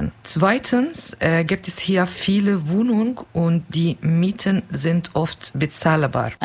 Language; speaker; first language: German; non-native, learner; Kurdish